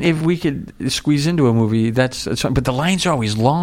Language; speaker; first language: English; native; English